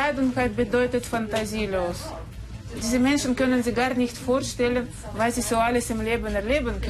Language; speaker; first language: German; non-native, fluent; Russian